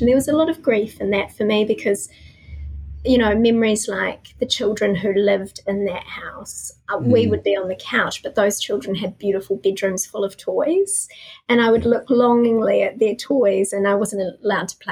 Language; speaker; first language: English; native; English